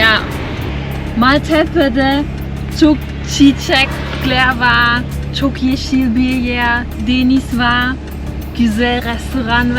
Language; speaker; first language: Turkish; non-native, learner; German